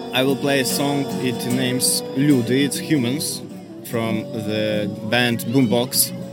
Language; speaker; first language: English; non-native, learner; Ukrainian